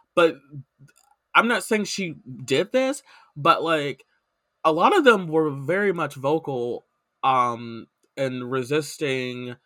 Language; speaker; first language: English; native; English